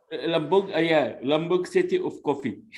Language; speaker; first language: English; non-native, learner; Arabic